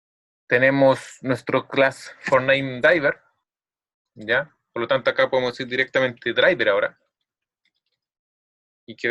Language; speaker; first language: Spanish; native; Spanish